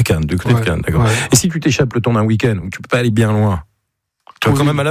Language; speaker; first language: French; native; French